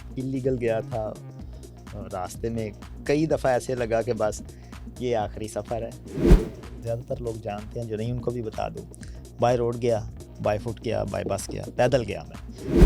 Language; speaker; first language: Urdu; non-native, local second language; Punjabi